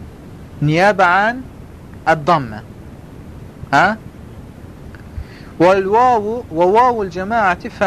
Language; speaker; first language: Arabic; non-native, fluent; Azerbaijani